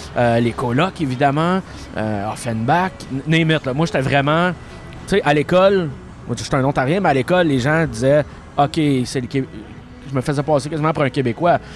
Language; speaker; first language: French; native; French